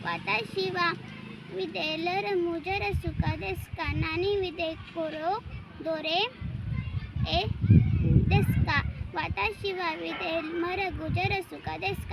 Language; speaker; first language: Japanese; non-native, learner; Marathi